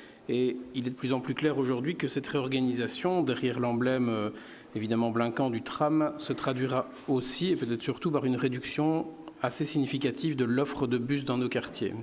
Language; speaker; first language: French; native; French